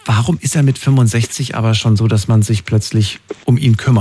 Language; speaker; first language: German; native; German